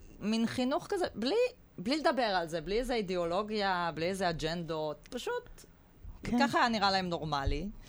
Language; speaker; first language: Hebrew; native; Hebrew